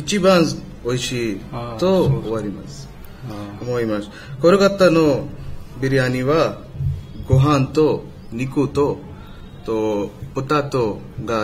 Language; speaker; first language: Japanese; non-native, learner; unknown